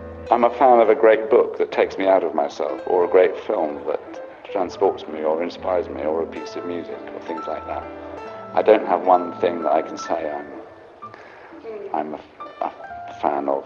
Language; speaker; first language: English; native; English